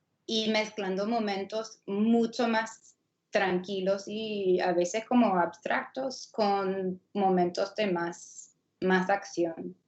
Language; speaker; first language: Spanish; non-native, fluent; English